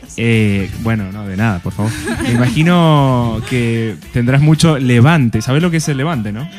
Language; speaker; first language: Spanish; native; Spanish